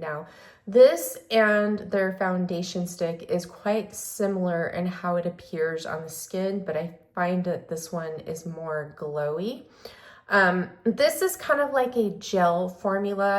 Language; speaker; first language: English; native; English